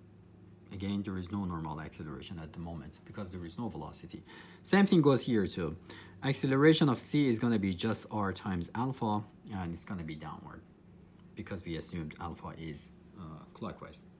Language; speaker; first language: English; non-native, fluent; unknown